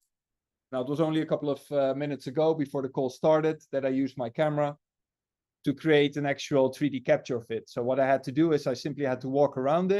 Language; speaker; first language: English; non-native, fluent; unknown